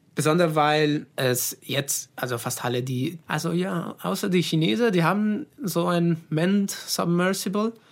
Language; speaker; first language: German; non-native, fluent; Italian